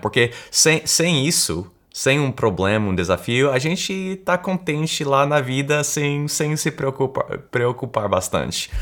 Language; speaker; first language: Portuguese; early bilingual, heritage; Portuguese